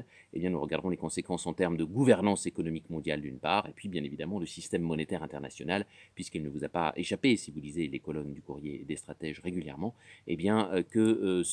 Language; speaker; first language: French; native; French